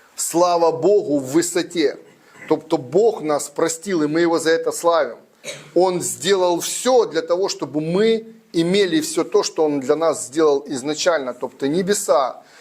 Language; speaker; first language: Russian; non-native, local second language; Ukrainian